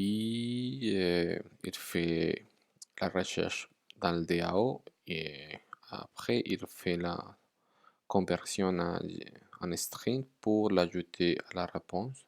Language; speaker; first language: French; non-native, fluent; Spanish